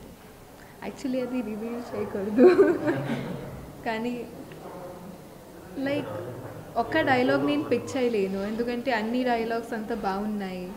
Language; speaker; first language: Telugu; non-native, local second language; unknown